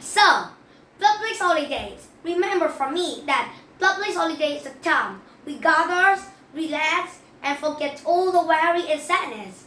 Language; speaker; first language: English; non-native, learner; Vietnamese